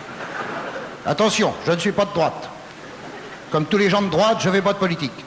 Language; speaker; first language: French; native; French